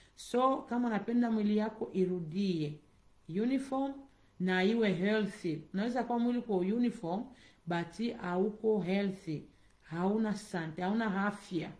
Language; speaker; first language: Swahili; native; Swahili